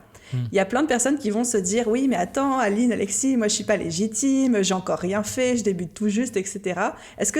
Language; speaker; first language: French; native; French